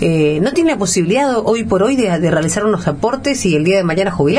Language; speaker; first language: Spanish; native; Spanish